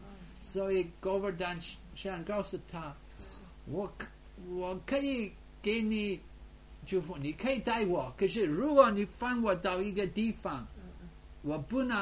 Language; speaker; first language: Chinese; non-native, fluent; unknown